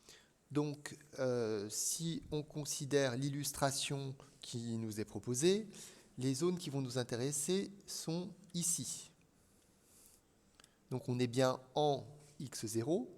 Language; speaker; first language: French; native; French